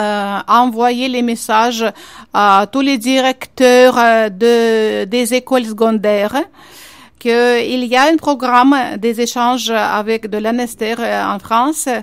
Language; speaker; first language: French; non-native, fluent; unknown